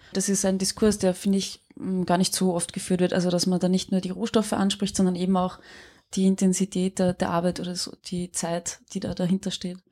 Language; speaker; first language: German; native; German